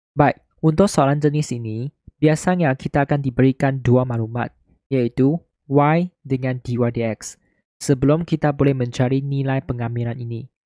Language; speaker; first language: Malay; non-native, local second language; Chinese